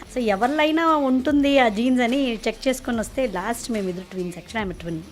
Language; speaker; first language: Telugu; native; Telugu